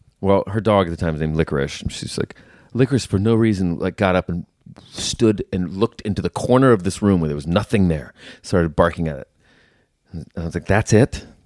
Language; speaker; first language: English; native; English